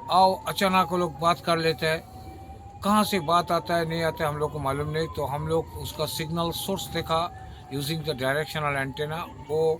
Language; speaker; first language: Hindi; non-native, local second language; Bangla